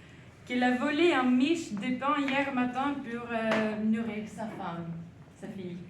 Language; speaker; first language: French; non-native, fluent; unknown